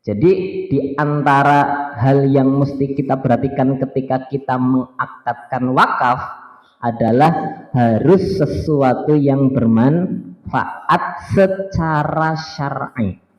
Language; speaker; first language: Indonesian; native; Indonesian